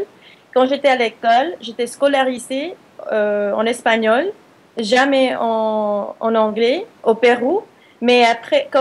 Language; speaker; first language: French; non-native, fluent; Spanish